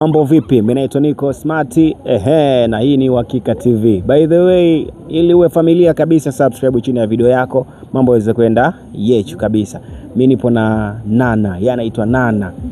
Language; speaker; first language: Swahili; native; Swahili